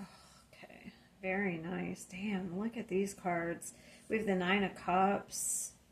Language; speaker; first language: English; native; English